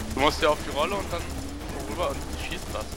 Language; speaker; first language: German; native; German